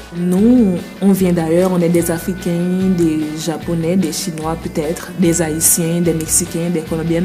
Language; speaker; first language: French; non-native, local second language; Haitian Creole